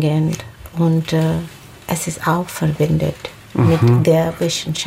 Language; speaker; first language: German; non-native, learner; Bangla